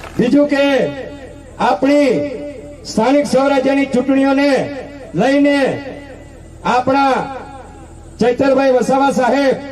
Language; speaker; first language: Gujarati; native; Gujarati